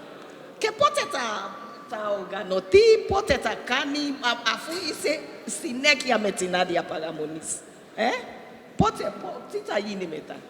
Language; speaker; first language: Greek; non-native, learner; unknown